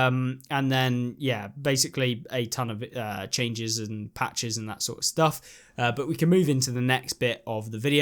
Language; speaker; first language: English; native; English